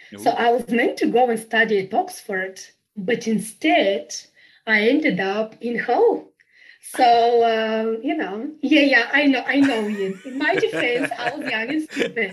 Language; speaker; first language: English; non-native, fluent; Bulgarian